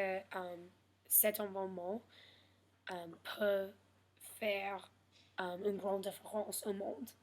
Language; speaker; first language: French; non-native, learner; English